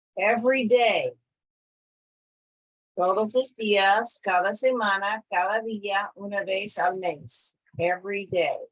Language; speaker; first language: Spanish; non-native, fluent; English